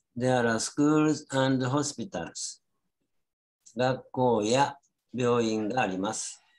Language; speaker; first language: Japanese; native; Japanese